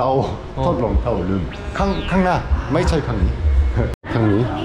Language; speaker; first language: Thai; non-native, learner; Korean